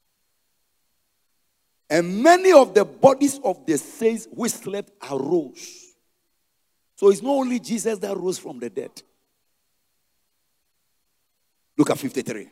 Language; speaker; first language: English; non-native, local second language; Akan